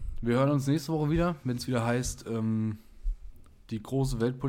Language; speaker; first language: German; native; German